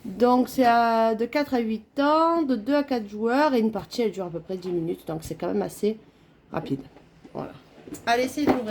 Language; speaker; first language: French; native; French